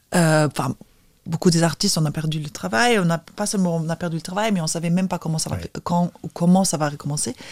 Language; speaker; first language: French; non-native, fluent; Lithuanian